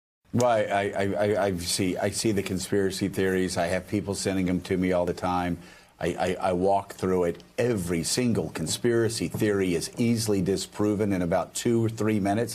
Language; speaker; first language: English; native; English